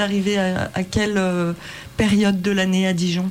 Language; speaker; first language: French; native; French